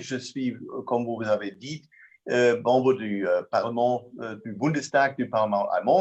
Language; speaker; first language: French; non-native, fluent; German